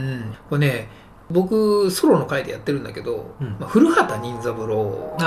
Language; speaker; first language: Japanese; native; Japanese